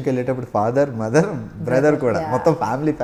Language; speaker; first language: Telugu; native; Telugu